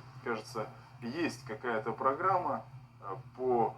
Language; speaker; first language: Russian; native; Russian